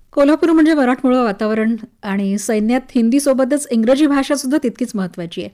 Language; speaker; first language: Marathi; native; Marathi